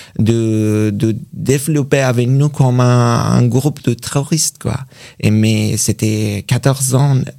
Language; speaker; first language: French; non-native, learner; Persian